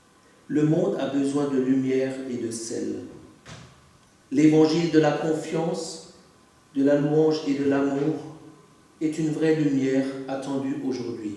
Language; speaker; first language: French; native; French